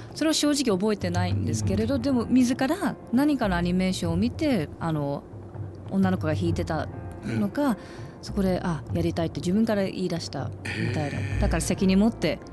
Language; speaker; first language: Japanese; non-native, fluent; English